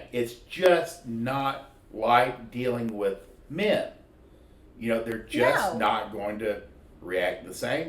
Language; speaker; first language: English; native; English